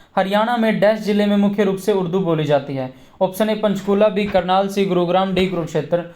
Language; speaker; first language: Hindi; native; Hindi